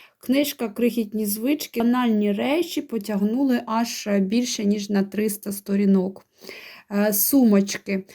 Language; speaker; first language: Ukrainian; non-native, local second language; Russian